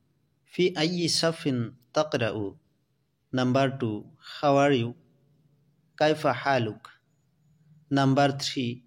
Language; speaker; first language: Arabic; non-native, fluent; Assamese